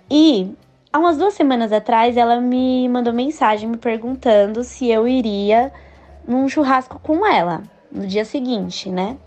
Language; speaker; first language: Portuguese; native; Portuguese